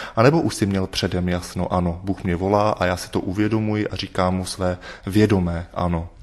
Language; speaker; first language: Czech; native; Czech